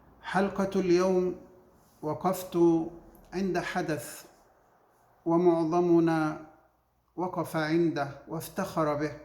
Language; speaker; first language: Arabic; native; Arabic